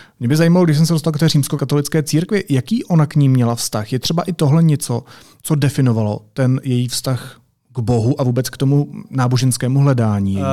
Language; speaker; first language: Czech; native; Czech